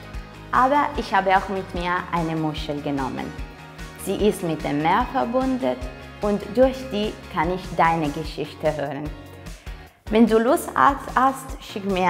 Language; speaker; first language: German; non-native, fluent; Italian